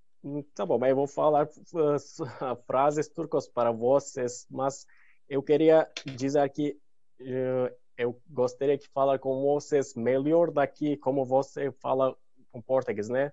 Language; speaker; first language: Portuguese; non-native, learner; Turkish